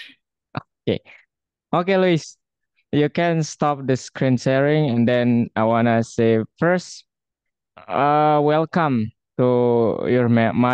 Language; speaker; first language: English; non-native, fluent; Indonesian